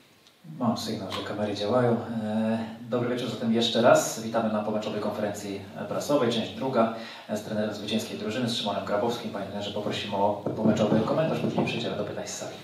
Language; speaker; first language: Polish; native; Polish